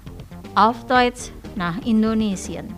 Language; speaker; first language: German; non-native, fluent; Indonesian